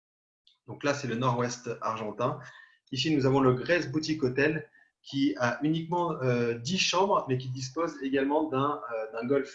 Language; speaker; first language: French; native; French